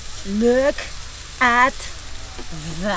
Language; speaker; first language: English; non-native, fluent; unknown